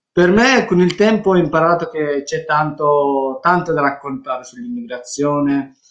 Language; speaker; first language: Italian; non-native, fluent; Persian